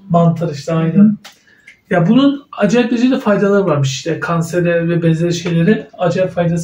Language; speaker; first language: Turkish; native; Turkish